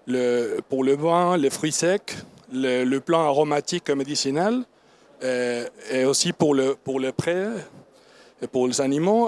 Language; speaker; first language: French; non-native, learner; Spanish